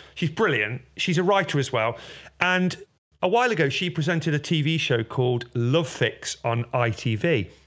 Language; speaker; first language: English; native; English